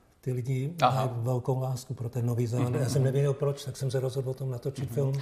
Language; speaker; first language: Czech; early bilingual, heritage; Czech